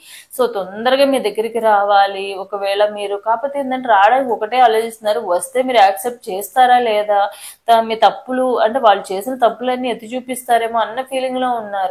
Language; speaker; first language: Telugu; native; Telugu